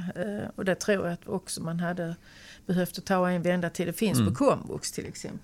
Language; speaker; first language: Swedish; native; Swedish